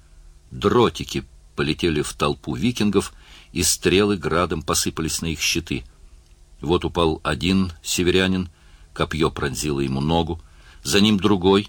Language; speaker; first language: Russian; native; Russian